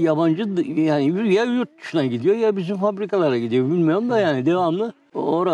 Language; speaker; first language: Turkish; native; Turkish